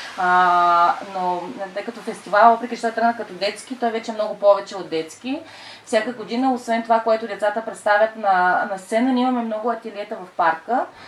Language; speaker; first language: Bulgarian; native; Bulgarian